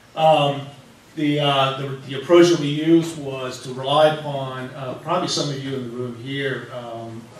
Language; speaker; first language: English; native; English